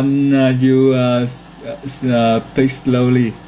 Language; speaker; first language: English; non-native, learner; Vietnamese